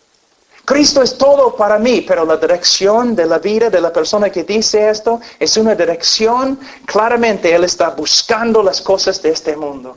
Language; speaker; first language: Spanish; non-native, fluent; English